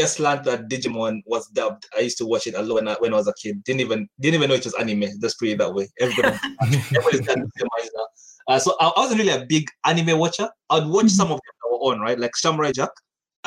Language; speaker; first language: English; non-native, local second language; Ganda